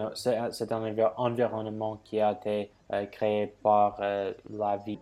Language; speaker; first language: French; non-native, fluent; English